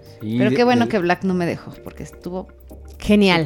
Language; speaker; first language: Spanish; native; Spanish